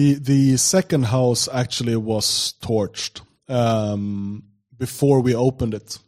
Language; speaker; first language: English; non-native, fluent; Swedish